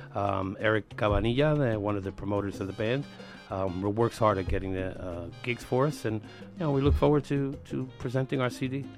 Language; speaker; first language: English; early bilingual, other home language; Spanish